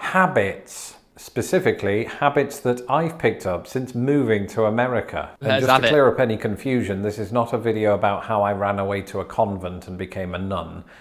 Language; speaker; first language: English; native; English